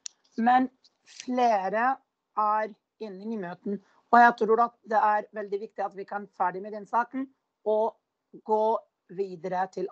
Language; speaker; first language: Norwegian; non-native, fluent; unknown